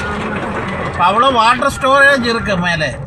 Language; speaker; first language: Tamil; non-native, local second language; Malayalam